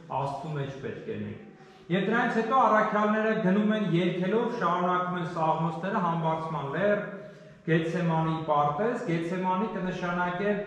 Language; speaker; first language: Armenian; native; Armenian